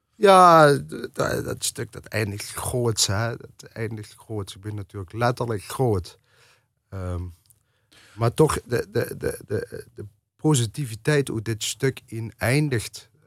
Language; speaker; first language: Dutch; native; Dutch